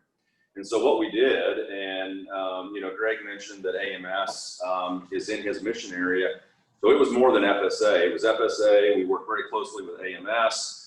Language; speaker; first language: English; native; English